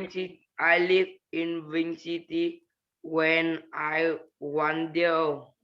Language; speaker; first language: English; non-native, learner; Vietnamese